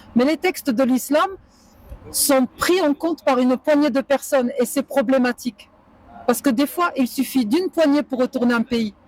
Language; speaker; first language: French; native; French